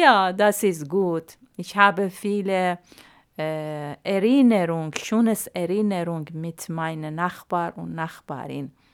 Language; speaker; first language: German; non-native, learner; Arabic